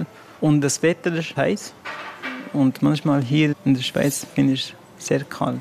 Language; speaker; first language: German; non-native, learner; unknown